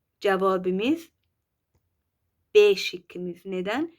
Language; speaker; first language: Turkish; non-native, fluent; Persian